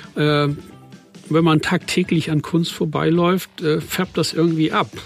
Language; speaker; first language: German; native; German